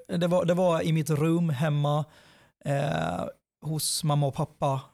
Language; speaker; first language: Swedish; early bilingual, other home language; Persian